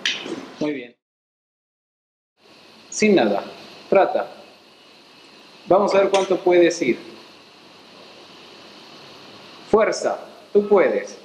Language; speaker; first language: Spanish; native; Spanish